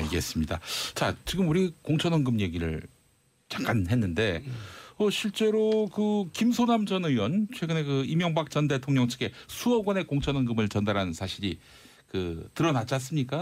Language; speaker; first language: Korean; native; Korean